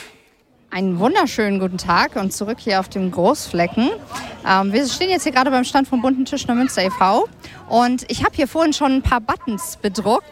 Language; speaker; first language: German; native; German